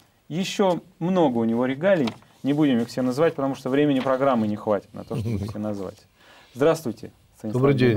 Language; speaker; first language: Russian; native; Russian